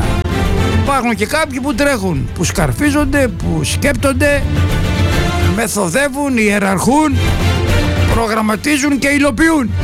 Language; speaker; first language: Greek; native; Greek